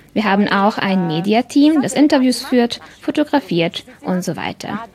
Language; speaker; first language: German; non-native, fluent; Serbian